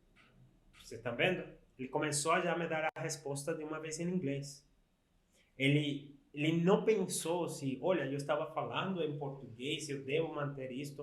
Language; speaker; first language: Portuguese; non-native, fluent; Spanish